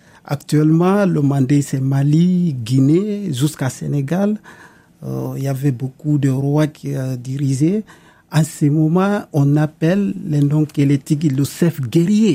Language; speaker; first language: French; non-native, local second language; Mandingo